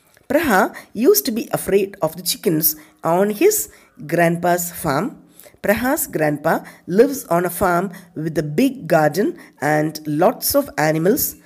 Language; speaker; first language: English; non-native, local second language; Tamil